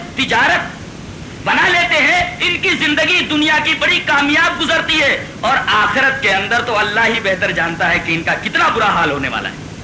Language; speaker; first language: Urdu; native; Urdu